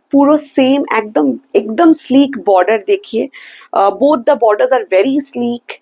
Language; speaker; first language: Hindi; non-native, local second language; Bangla